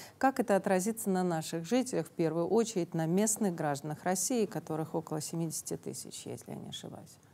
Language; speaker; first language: Russian; native; Russian